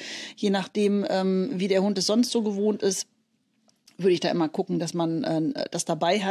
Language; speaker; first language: German; native; German